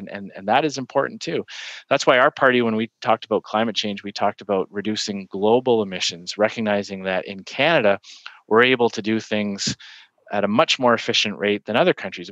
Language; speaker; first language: English; native; English